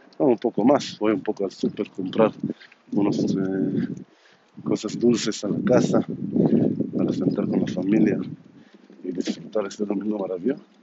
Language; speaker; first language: Spanish; non-native, fluent; Hebrew